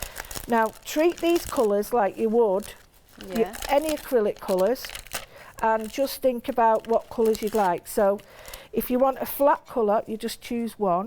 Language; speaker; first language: English; native; English